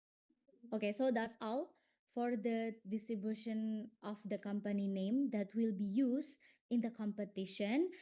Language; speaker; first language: English; non-native, fluent; Indonesian